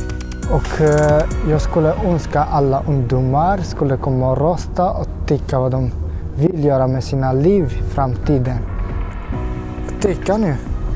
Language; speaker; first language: Swedish; non-native, learner; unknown